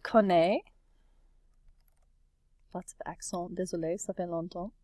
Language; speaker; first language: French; non-native, fluent; English